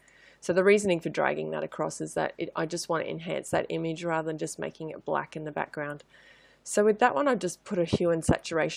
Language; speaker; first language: English; native; English